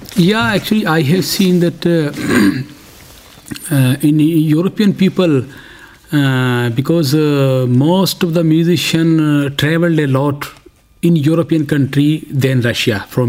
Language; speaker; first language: English; non-native, local second language; Hindi